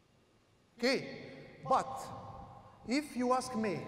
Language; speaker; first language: English; non-native, learner; Italian